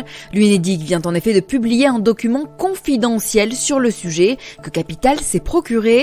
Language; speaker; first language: French; native; French